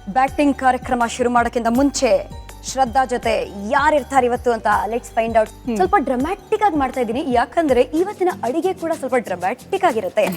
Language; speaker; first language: Kannada; native; Kannada